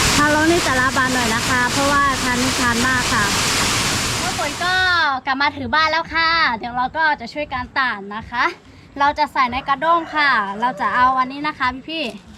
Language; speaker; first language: Thai; non-native, local second language; Lahu